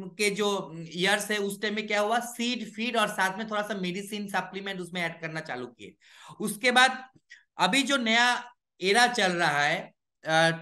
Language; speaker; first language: Hindi; non-native, local second language; Bangla